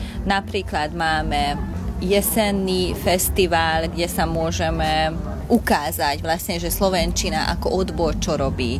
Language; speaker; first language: Slovak; non-native, local second language; Hungarian